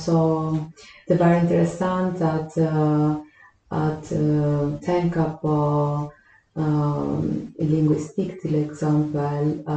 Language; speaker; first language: Swedish; non-native, fluent; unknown